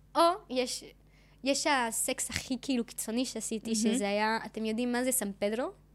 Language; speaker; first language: Hebrew; non-native, fluent; Spanish